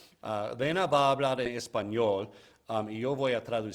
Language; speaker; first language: Spanish; non-native, learner; English